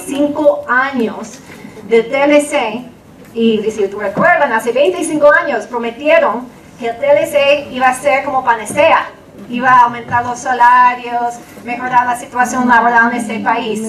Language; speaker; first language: Spanish; non-native, fluent; English